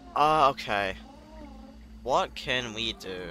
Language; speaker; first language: English; native; English